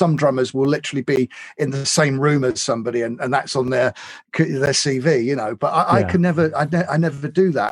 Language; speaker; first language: English; native; English